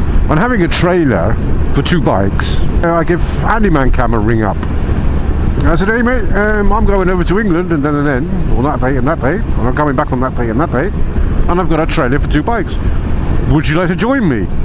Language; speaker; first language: English; native; English